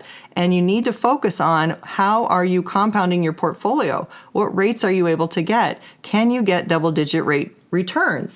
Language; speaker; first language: English; native; English